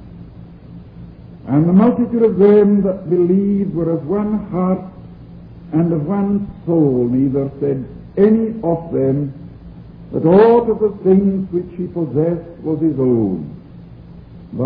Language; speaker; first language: English; non-native, local second language; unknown